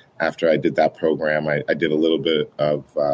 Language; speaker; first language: English; native; English